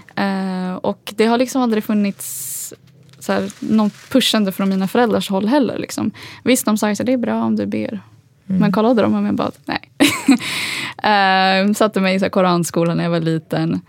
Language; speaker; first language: Swedish; native; Swedish